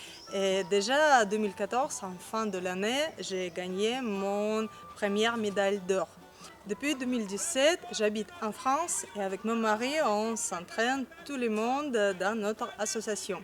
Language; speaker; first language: French; non-native, learner; Russian